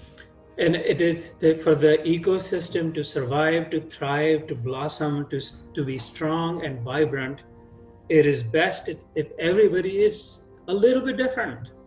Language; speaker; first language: English; non-native, local second language; Hindi